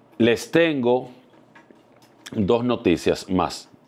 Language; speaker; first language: Spanish; native; Spanish